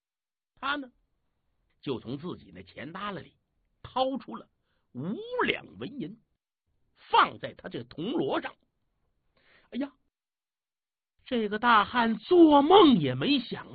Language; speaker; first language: Chinese; native; Chinese